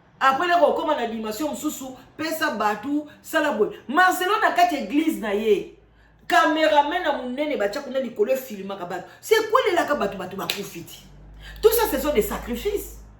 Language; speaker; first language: Lingala; non-native, local second language; Kongo